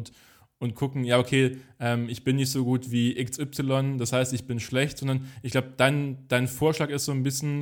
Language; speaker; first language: German; native; German